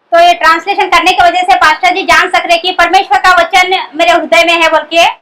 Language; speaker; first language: Hindi; non-native, local second language; Marathi